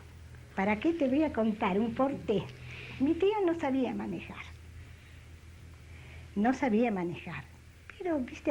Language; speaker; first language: Spanish; native; Spanish